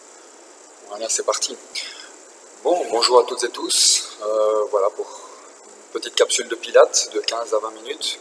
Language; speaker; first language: French; native; French